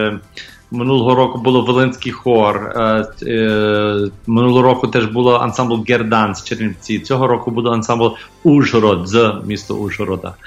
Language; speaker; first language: Ukrainian; early bilingual, heritage; English